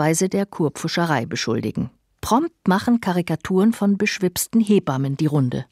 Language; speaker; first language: German; native; German